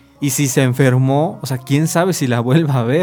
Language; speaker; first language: Spanish; native; Spanish